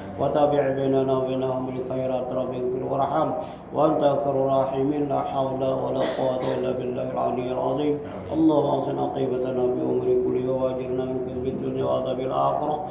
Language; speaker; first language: Arabic; non-native, fluent; Indonesian